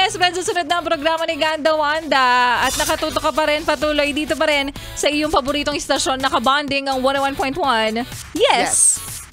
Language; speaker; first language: Filipino; native; Filipino